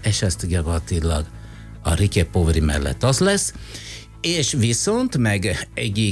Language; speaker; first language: Hungarian; non-native, fluent; Italian